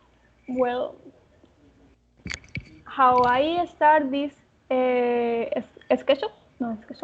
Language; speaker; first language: English; non-native, learner; Spanish